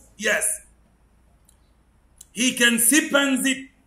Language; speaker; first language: English; non-native, fluent; Arabic